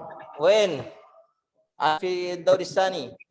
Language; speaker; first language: Arabic; non-native, fluent; Indonesian